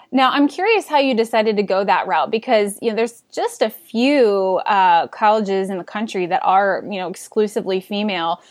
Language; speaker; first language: English; native; English